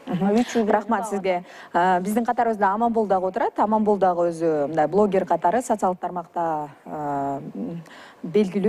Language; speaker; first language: Kyrgyz; native; Kyrgyz